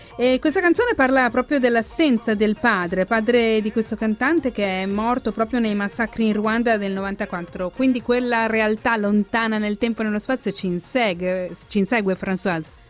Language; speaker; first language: Italian; native; Italian